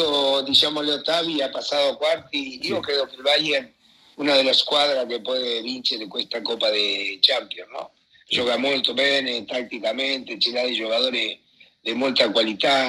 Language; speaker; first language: Italian; non-native, fluent; Spanish